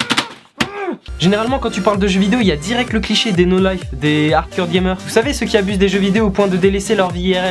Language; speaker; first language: French; native; French